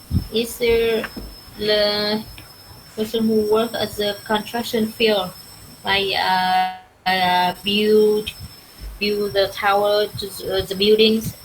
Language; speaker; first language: English; non-native, learner; Vietnamese